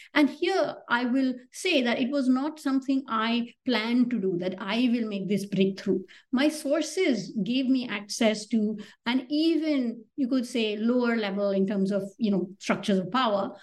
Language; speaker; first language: English; non-native, local second language; Hindi